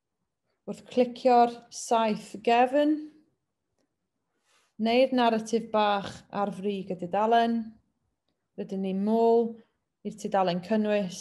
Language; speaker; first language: Welsh; native; Welsh